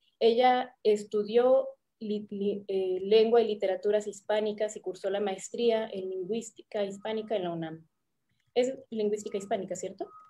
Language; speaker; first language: Spanish; native; Spanish